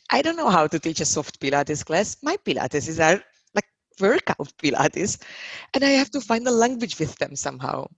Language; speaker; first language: English; non-native, fluent; Hungarian